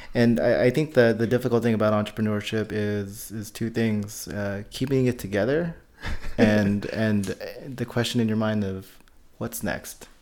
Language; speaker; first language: English; early bilingual, other home language; Filipino